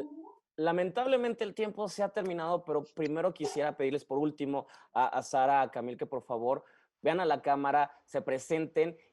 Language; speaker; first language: Spanish; native; Spanish